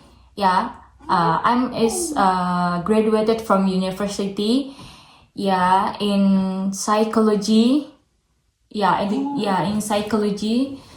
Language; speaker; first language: English; non-native, learner; Indonesian